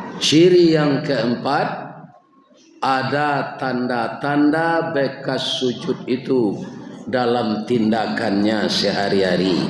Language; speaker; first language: Malay; non-native, local second language; Minangkabau